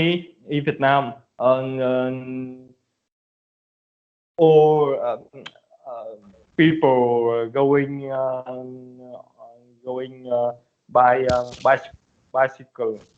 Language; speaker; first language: English; non-native, learner; Vietnamese